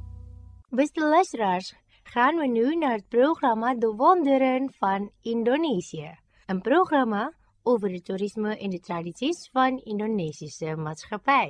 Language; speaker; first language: Dutch; non-native, fluent; Indonesian